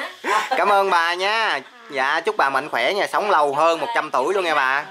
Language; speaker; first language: Vietnamese; native; Vietnamese